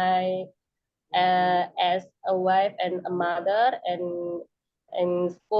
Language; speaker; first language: English; non-native, learner; Indonesian